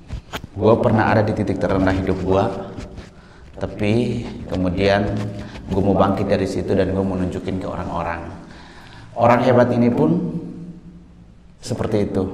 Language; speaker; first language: Indonesian; native; Indonesian